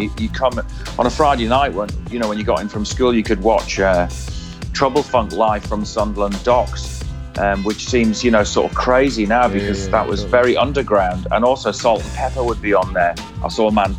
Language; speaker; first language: English; native; English